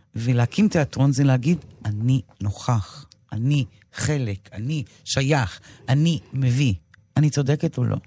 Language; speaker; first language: Hebrew; native; Hebrew